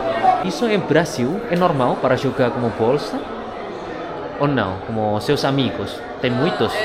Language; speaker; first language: Portuguese; non-native, learner; Indonesian